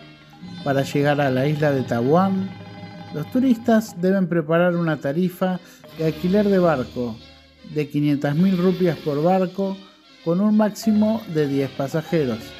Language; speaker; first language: Spanish; non-native, fluent; Indonesian